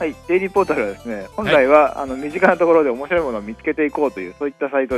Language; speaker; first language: Japanese; native; Japanese